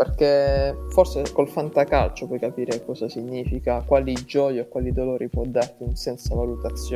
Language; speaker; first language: Italian; native; Italian